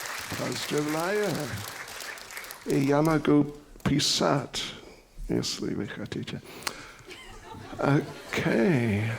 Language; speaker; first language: Russian; non-native, learner; English